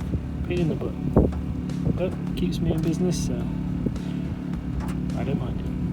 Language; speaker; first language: English; native; English